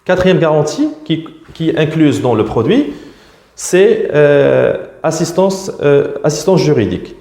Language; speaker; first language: French; non-native, local second language; Arabic